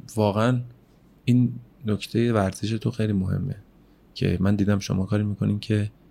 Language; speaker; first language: Persian; native; Persian